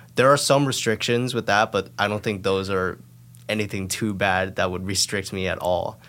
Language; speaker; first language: English; non-native, fluent; Thai